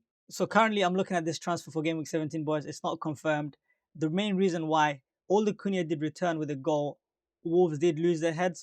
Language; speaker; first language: English; native; English